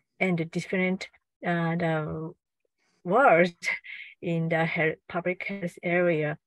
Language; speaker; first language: English; non-native, learner; Japanese